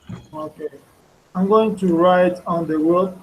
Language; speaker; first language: English; non-native, fluent; Spanish